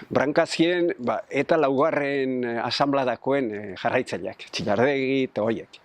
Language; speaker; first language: Basque; native; Basque